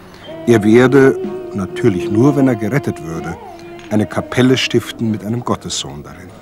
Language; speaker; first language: German; native; German